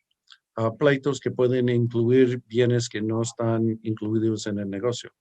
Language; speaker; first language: Spanish; early bilingual, heritage; English